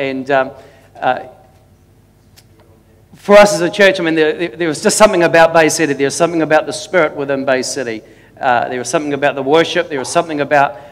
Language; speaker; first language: English; native; English